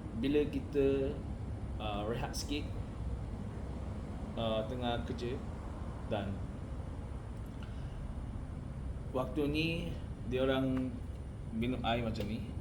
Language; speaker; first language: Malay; non-native, learner; Korean